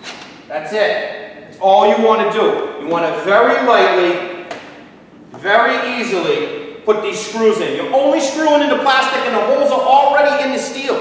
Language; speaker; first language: English; native; English